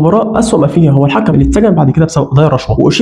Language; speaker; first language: Arabic; native; Arabic